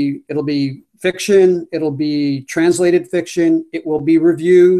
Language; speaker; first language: English; native; English